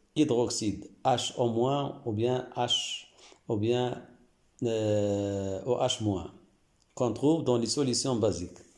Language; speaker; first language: French; non-native, local second language; Arabic